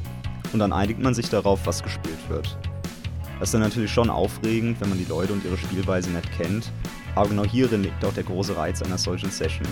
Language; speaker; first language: German; native; German